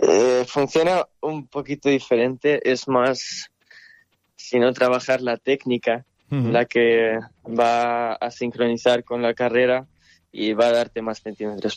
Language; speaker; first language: Spanish; early bilingual, other home language; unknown